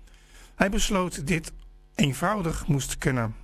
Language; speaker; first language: Dutch; native; Dutch